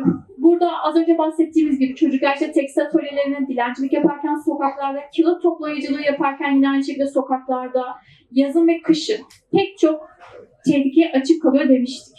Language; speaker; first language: Turkish; native; Turkish